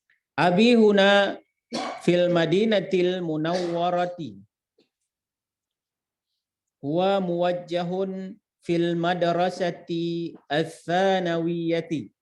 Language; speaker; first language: Arabic; non-native, fluent; Indonesian